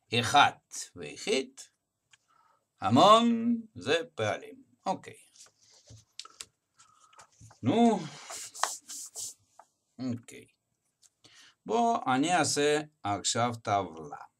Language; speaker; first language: Hebrew; non-native, fluent; Russian